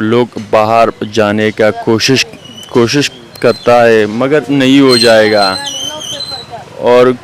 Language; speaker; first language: Hindi; non-native, learner; Persian